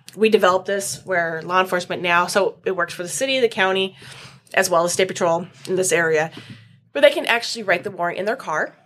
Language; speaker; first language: English; native; English